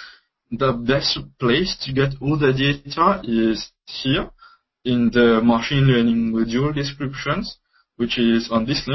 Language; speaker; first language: English; non-native, local second language; Morisyen